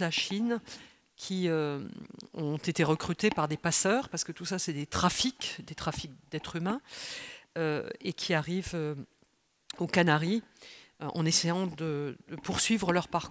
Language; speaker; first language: French; native; French